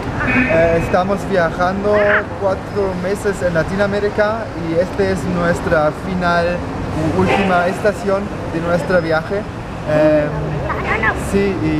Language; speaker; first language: Spanish; non-native, learner; German